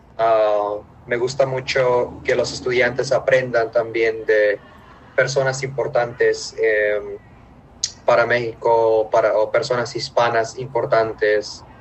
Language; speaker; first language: Spanish; native; Spanish